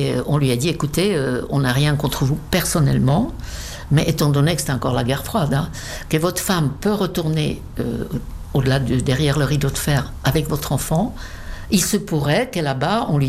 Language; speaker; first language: French; non-native, fluent; Czech